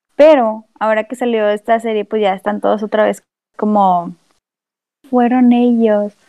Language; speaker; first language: Spanish; native; Spanish